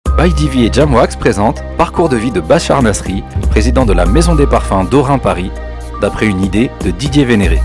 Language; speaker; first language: French; native; French